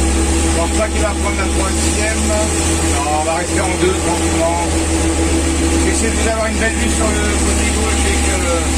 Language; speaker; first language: French; native; French